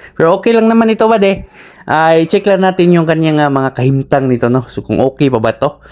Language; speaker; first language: Filipino; non-native, local second language; Cebuano